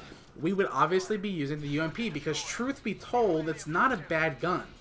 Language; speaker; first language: English; native; English